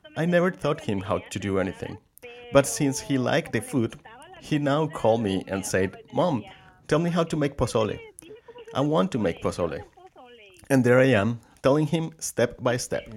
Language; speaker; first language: English; non-native, fluent; Spanish